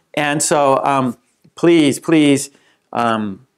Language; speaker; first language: English; native; English